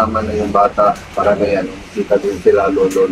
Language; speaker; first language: Filipino; non-native, learner; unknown